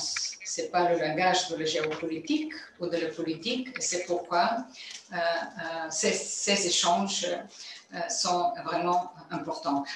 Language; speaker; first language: French; non-native, fluent; Bulgarian